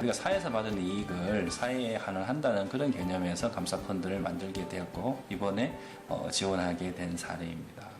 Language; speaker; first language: Korean; native; Korean